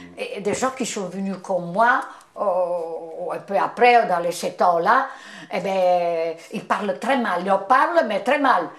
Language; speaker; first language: French; non-native, fluent; Italian